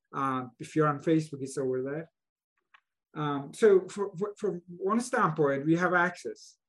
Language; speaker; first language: English; non-native, fluent; Persian